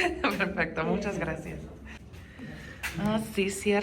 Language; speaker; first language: Spanish; early bilingual, heritage; English